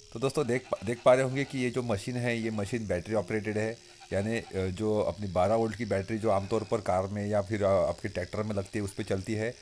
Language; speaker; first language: Hindi; non-native, local second language; Marathi